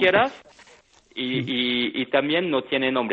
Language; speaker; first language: Spanish; non-native, fluent; French